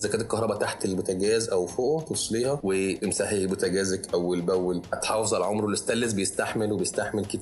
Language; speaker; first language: Arabic; native; Arabic